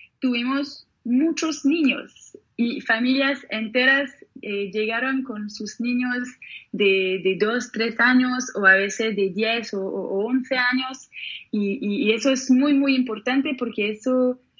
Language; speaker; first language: Spanish; non-native, fluent; French